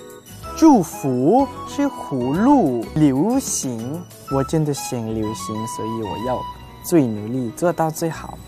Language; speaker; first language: Chinese; non-native, learner; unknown